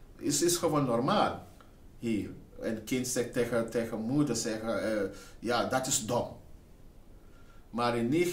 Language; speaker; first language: Dutch; non-native, fluent; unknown